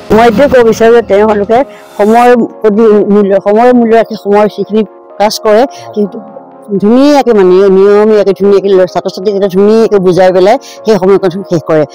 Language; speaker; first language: Assamese; native; Assamese